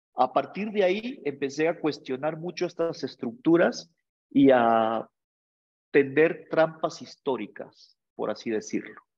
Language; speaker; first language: Spanish; native; Spanish